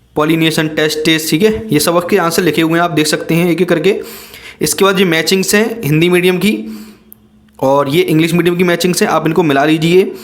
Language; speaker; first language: Hindi; native; Hindi